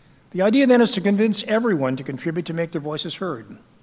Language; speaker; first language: English; native; English